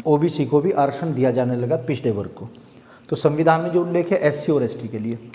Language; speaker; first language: Hindi; native; Hindi